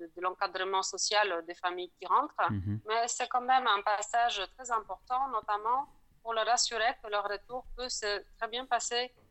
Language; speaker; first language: French; non-native, fluent; Polish